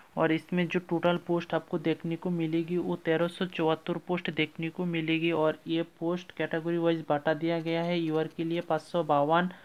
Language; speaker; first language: Hindi; non-native, local second language; Bangla